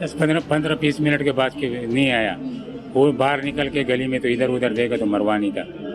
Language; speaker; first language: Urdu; non-native, local second language; Pashto